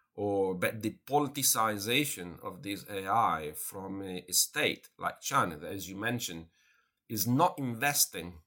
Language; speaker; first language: English; non-native, fluent; Italian